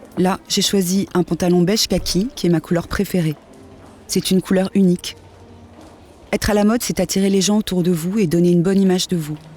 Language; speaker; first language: French; native; French